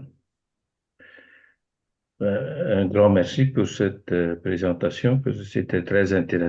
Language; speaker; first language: French; non-native, fluent; Dutch